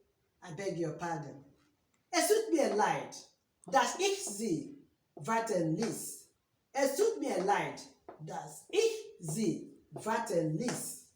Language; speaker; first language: German; non-native, learner; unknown